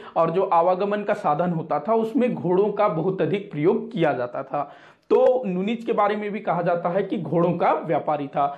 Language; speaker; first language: Hindi; non-native, local second language; Marathi